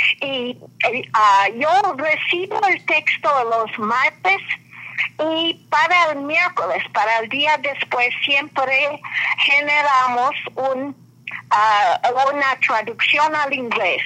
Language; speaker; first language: Spanish; non-native, fluent; English